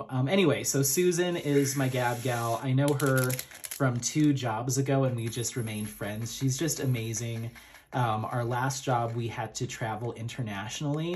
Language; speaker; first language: English; native; English